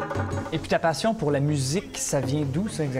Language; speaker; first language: French; native; French